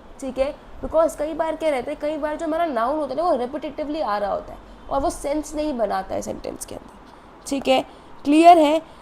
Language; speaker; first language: Hindi; native; Hindi